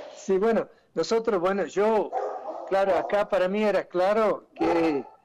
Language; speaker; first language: Spanish; non-native, fluent; German